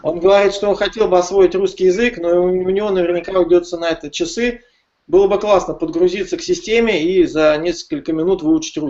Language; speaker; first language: Russian; native; Russian